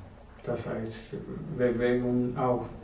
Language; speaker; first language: German; non-native, learner; Spanish